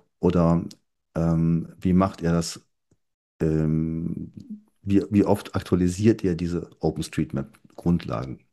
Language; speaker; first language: German; native; German